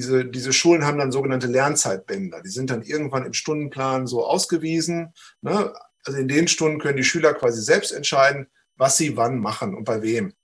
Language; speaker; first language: German; native; German